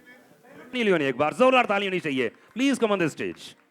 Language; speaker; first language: Hindi; native; Hindi